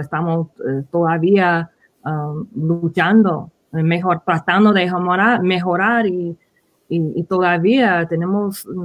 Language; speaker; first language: Spanish; early bilingual, heritage; Spanish